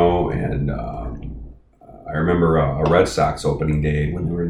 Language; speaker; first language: English; native; English